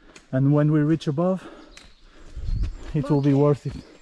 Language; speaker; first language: English; non-native, fluent; Portuguese